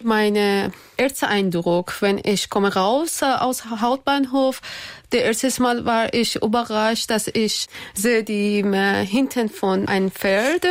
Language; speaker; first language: German; non-native, learner; Persian